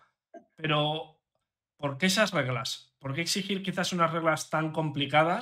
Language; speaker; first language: Spanish; native; Spanish